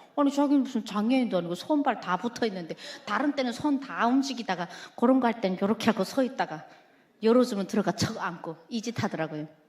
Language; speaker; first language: Korean; native; Korean